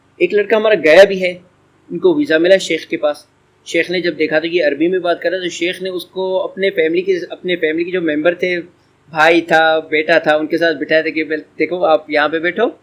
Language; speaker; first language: Urdu; early bilingual, heritage; Urdu